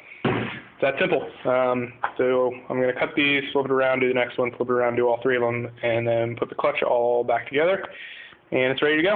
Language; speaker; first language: English; native; English